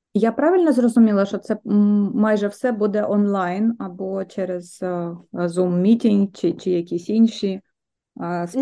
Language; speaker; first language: Ukrainian; native; Ukrainian